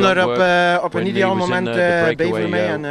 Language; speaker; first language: Dutch; native; Dutch